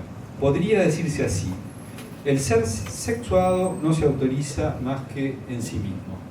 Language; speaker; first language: Spanish; native; Spanish